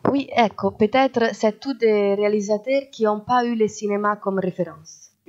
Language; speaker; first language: French; non-native, fluent; Italian